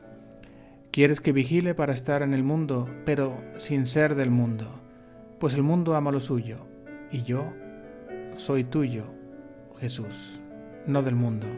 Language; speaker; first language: Spanish; native; Spanish